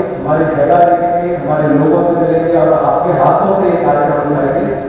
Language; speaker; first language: Hindi; non-native, local second language; Telugu